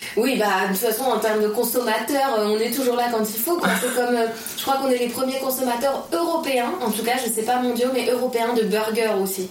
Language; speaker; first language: French; native; French